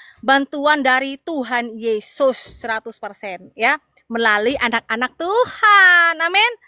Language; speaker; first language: Indonesian; non-native, local second language; Madurese